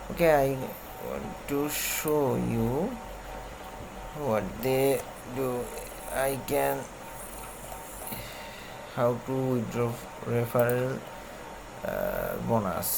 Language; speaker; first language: English; non-native, learner; Bangla